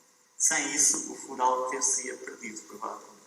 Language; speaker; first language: Portuguese; non-native, fluent; Spanish